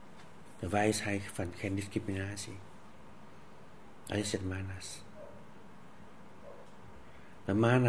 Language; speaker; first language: Dutch; non-native, fluent; Vietnamese